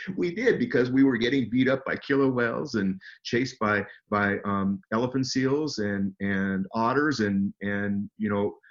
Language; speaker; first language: English; native; English